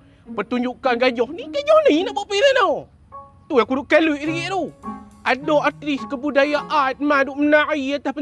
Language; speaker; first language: Malay; native; Malay